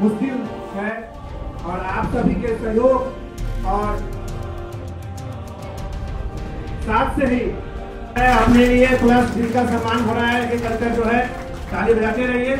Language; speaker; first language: Hindi; native; Hindi